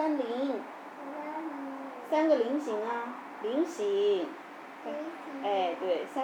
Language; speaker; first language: Chinese; native; Chinese